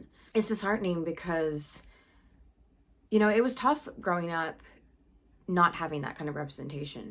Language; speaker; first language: English; native; English